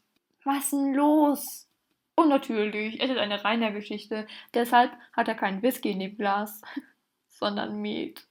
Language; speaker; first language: German; native; German